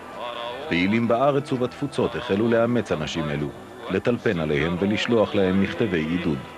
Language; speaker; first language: Hebrew; native; Hebrew